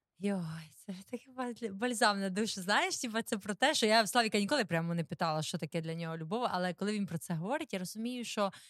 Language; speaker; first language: Ukrainian; native; Ukrainian